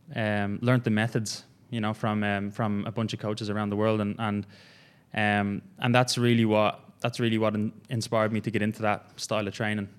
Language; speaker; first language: English; native; English